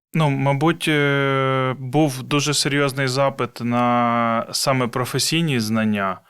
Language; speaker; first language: Ukrainian; non-native, local second language; Russian